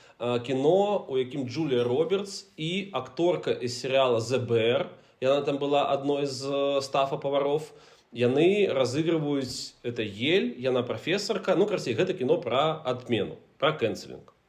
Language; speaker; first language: Belarusian; non-native, local second language; Russian